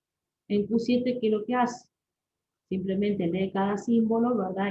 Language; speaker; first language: Spanish; native; Spanish